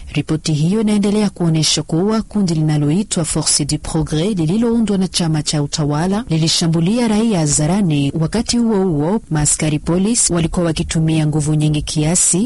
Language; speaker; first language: Swahili; native; Swahili